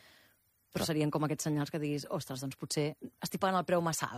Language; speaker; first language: Catalan; native; Catalan